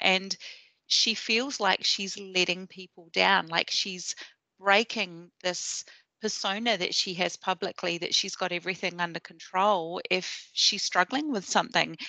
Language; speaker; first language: English; native; English